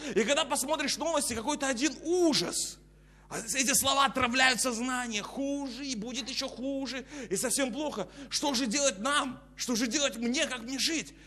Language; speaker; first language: Russian; native; Russian